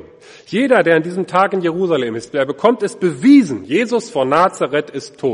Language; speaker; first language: German; native; German